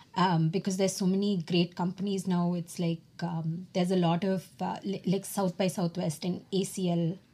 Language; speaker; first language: English; non-native, local second language; Tamil